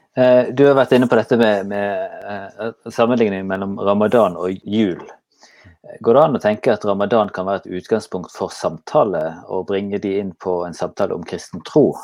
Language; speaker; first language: Norwegian; native; Norwegian